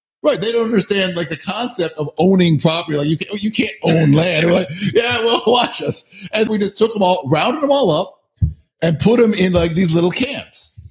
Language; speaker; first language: English; native; English